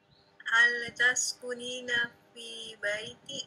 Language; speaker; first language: Arabic; non-native, learner; Indonesian